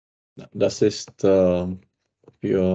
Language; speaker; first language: German; non-native, learner; Czech